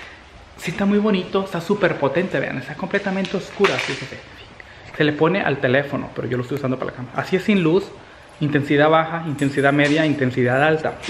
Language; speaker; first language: Spanish; native; Spanish